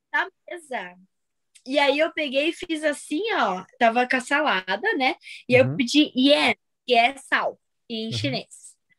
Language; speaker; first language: Portuguese; native; Portuguese